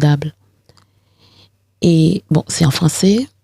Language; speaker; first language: French; non-native, local second language; Haitian Creole